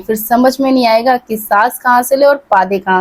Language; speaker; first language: Hindi; native; Hindi